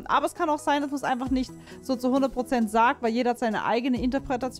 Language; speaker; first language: German; native; German